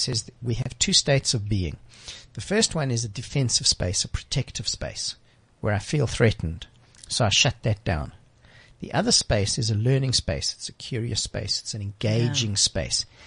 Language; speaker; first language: English; native; English